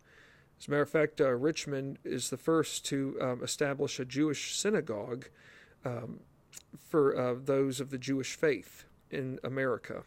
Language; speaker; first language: English; native; English